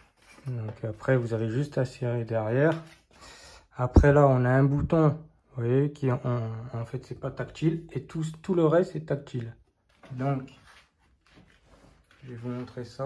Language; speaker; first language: French; native; French